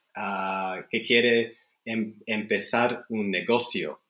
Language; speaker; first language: Spanish; non-native, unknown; Dutch